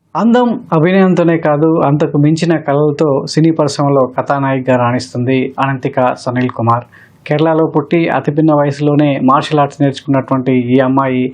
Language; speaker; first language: Telugu; native; Telugu